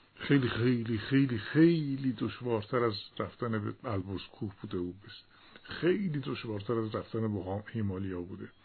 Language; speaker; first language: Persian; native; Persian